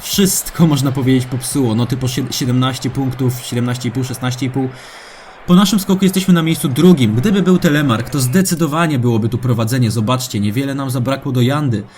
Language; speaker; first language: Polish; native; Polish